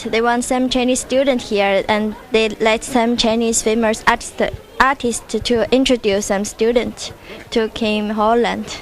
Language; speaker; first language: English; non-native, learner; Chinese